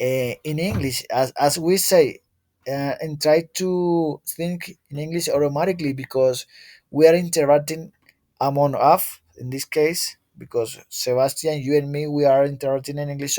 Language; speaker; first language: English; non-native, learner; Spanish